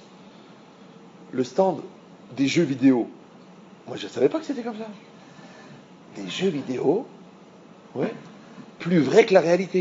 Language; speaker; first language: French; native; French